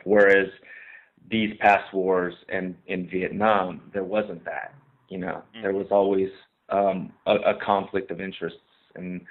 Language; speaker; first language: English; native; English